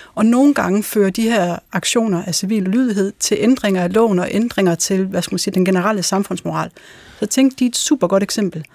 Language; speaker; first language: Danish; native; Danish